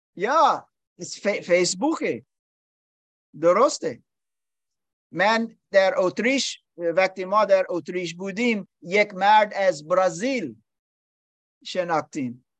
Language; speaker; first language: Persian; non-native, learner; English